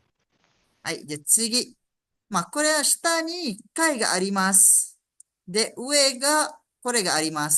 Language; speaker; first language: Japanese; non-native, fluent; Malay